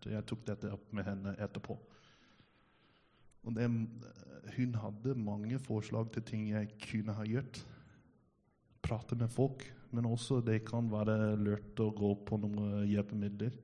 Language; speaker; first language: Norwegian; non-native, fluent; English